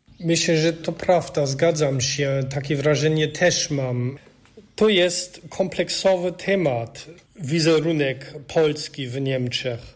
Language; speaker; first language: Polish; non-native, fluent; German